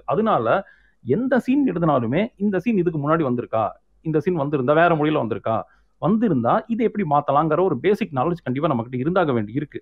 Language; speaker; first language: Tamil; native; Tamil